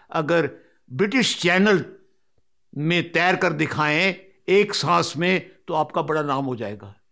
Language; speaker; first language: Urdu; non-native, local second language; Punjabi